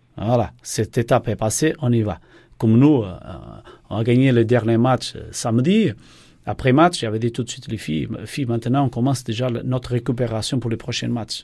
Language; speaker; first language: French; non-native, fluent; Portuguese